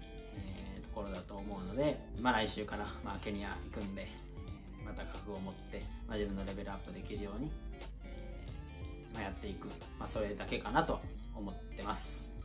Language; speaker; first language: Japanese; native; Japanese